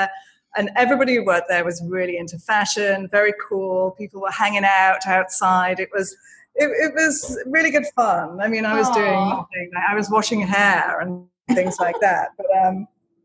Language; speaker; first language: English; native; English